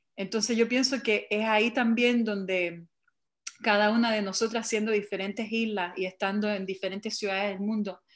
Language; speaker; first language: Spanish; early bilingual, heritage; English